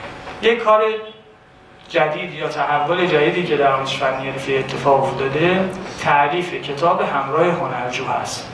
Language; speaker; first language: Persian; native; Persian